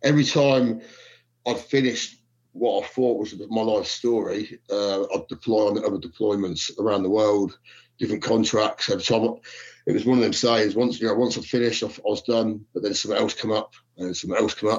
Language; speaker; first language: English; native; English